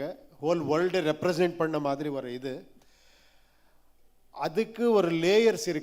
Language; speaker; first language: Tamil; non-native, learner; Kannada